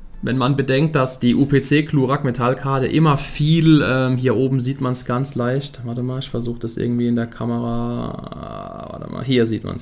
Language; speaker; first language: German; native; German